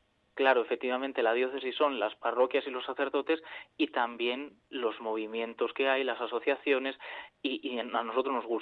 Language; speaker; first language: Spanish; native; Spanish